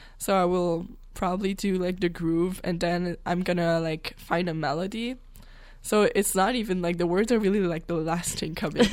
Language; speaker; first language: English; non-native, local second language; French